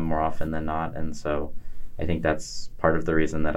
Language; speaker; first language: English; native; English